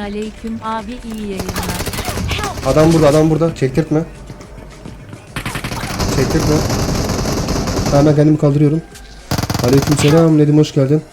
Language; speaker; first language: Turkish; native; Turkish